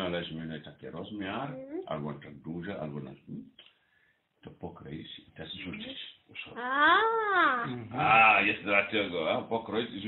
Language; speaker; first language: Polish; non-native, learner; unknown